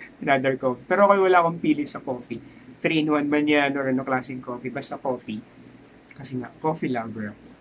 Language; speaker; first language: Filipino; non-native, local second language; Cebuano